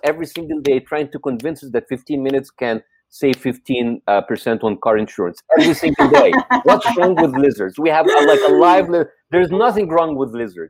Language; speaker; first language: English; non-native, fluent; Arabic